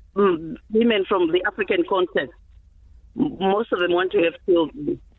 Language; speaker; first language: English; non-native, local second language; Shona